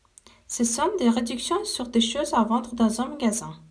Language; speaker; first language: French; non-native, fluent; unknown